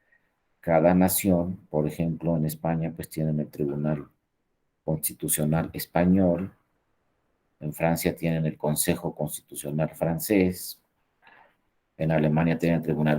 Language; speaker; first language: Spanish; native; Spanish